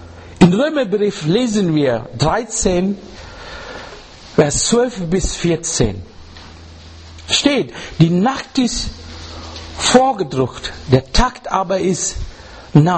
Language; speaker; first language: German; non-native, fluent; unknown